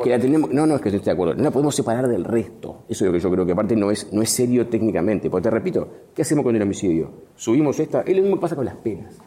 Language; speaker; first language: Spanish; native; Spanish